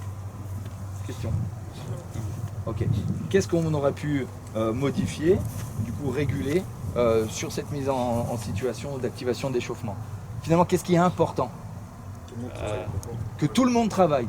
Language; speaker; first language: French; native; French